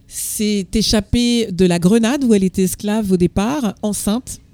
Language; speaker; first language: French; native; French